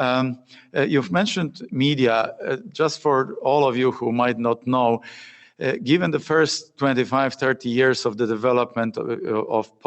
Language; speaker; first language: English; non-native, fluent; Polish